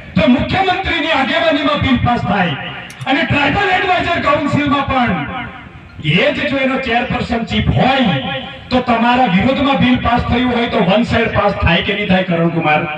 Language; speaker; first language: Gujarati; non-native, local second language; Rathawi